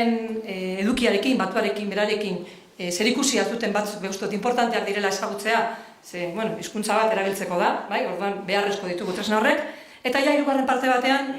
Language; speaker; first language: Basque; native; Basque